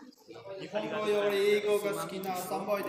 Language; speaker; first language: Japanese; non-native, learner; Uzbek